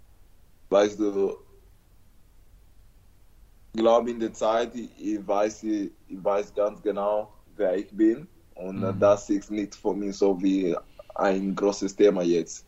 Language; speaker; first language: German; non-native, learner; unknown